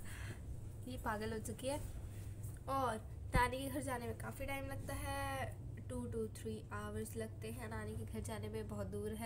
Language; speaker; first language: Hindi; native; Hindi